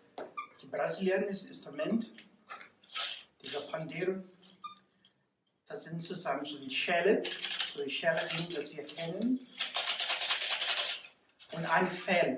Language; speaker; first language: German; non-native, learner; Portuguese